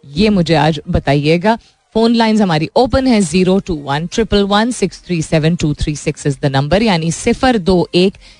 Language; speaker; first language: Urdu; native; Urdu